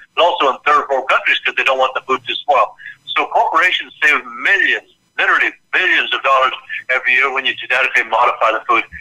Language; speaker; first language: English; native; English